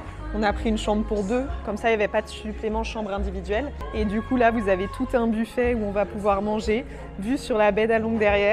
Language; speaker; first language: French; native; French